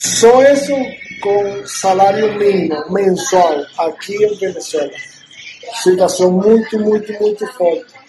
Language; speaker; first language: Portuguese; non-native, learner; Spanish